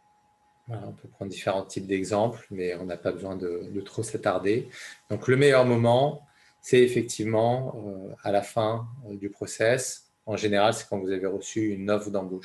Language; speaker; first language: French; native; French